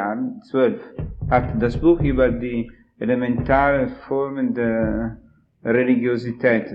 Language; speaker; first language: German; non-native, fluent; Italian